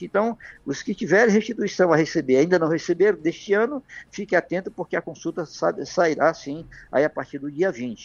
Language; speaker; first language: Portuguese; native; Portuguese